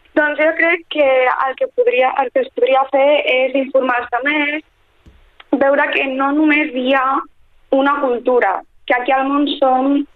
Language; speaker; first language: Catalan; early bilingual, other home language; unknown